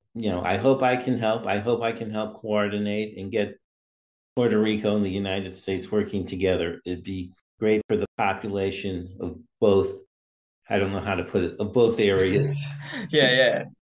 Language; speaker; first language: English; native; English